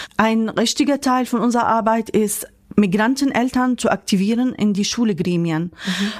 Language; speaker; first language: German; non-native, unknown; Arabic